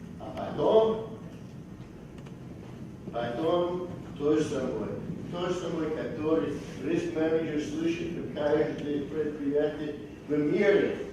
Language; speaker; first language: Russian; non-native, fluent; English